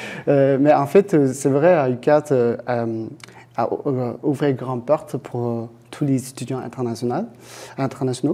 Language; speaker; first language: French; non-native, fluent; Chinese